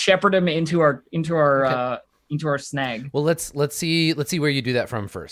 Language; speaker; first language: English; native; English